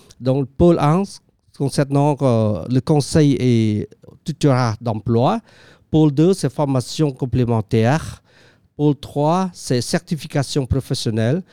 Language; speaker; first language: French; non-native, fluent; Khmer